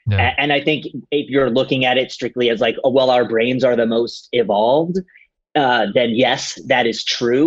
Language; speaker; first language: English; native; English